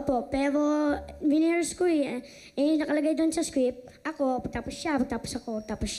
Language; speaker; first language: Filipino; early bilingual, heritage; Filipino